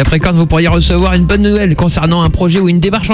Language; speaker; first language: French; native; French